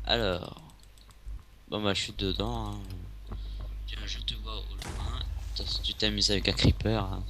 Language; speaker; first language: French; native; French